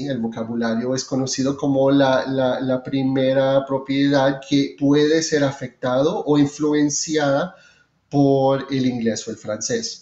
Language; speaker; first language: Spanish; non-native, fluent; French